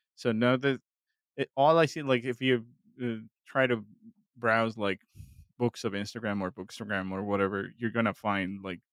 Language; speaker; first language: English; non-native, fluent; Spanish